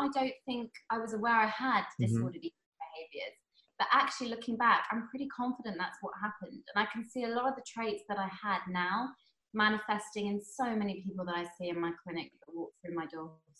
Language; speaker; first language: English; native; English